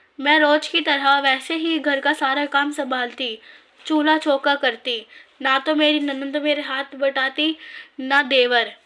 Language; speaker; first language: Hindi; native; Hindi